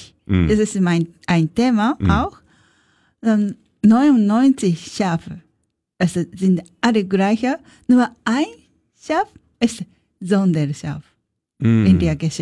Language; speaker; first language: German; non-native, learner; Japanese